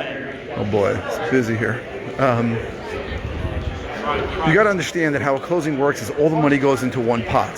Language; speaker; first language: English; native; English